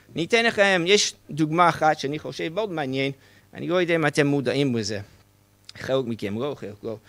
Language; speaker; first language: Hebrew; non-native, fluent; English